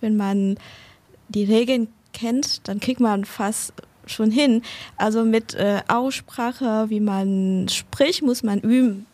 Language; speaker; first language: German; non-native, learner; Vietnamese